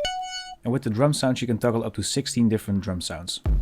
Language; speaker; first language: English; non-native, fluent; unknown